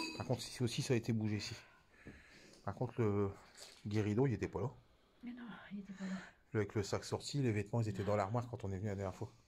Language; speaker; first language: French; native; French